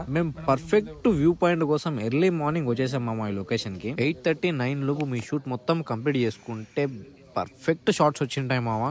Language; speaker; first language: Telugu; native; Telugu